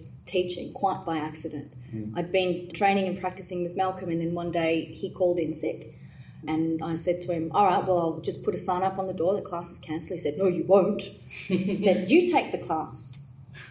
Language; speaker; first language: English; native; English